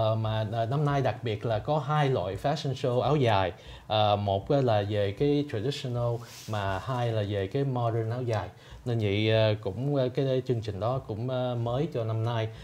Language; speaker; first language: Vietnamese; early bilingual, heritage; Vietnamese